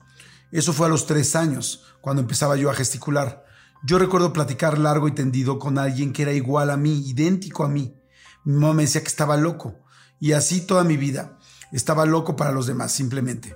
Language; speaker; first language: Spanish; native; Spanish